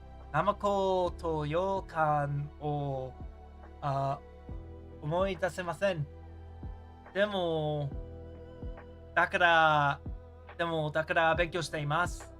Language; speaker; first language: Japanese; non-native, learner; English